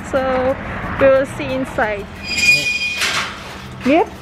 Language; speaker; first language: English; non-native, learner; Filipino